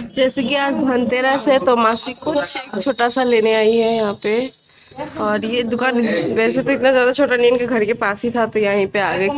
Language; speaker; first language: Hindi; non-native, local second language; Bangla